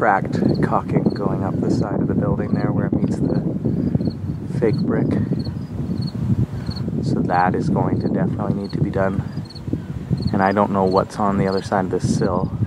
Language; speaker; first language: English; native; English